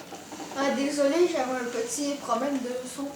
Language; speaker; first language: French; native; French